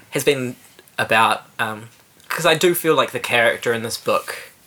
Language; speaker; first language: English; native; English